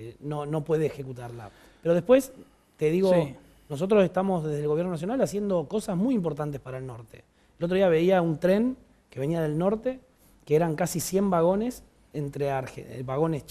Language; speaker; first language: Spanish; native; Spanish